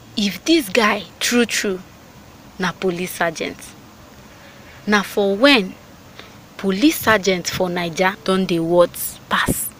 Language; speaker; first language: Nigerian Pidgin; native; Nigerian Pidgin